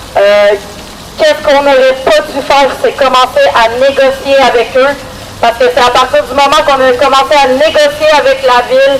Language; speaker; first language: French; native; French